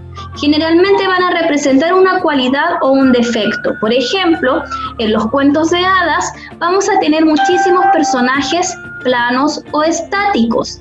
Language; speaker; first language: Spanish; native; Spanish